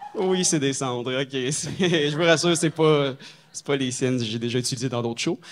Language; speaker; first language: French; native; French